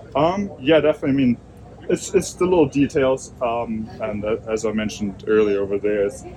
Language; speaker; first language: English; non-native, fluent; German